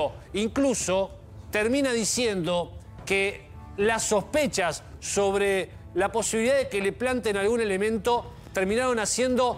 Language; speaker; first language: Spanish; native; Spanish